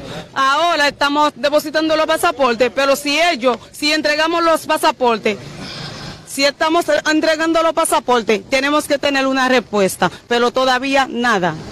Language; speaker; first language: Spanish; non-native, learner; Haitian Creole